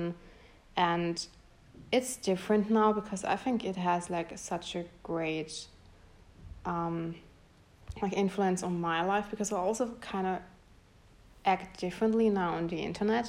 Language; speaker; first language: English; non-native, fluent; German